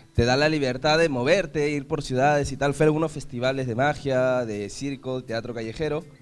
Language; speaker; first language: Spanish; native; Spanish